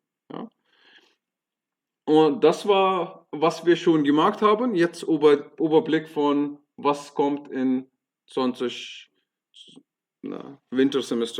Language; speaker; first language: German; non-native, fluent; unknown